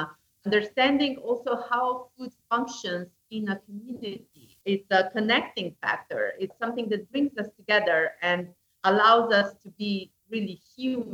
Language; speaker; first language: English; non-native, fluent; Slovenian